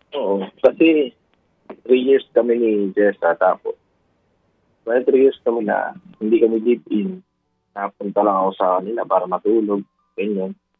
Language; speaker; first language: Filipino; native; Filipino